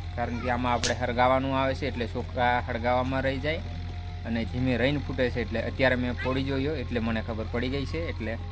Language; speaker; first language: Gujarati; native; Gujarati